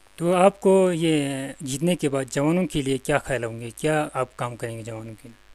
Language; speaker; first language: Hindi; non-native, local second language; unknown